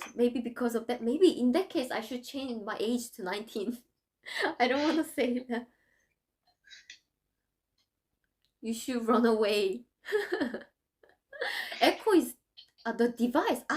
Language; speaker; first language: English; non-native, fluent; Korean